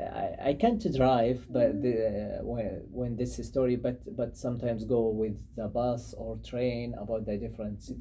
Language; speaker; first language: English; non-native, learner; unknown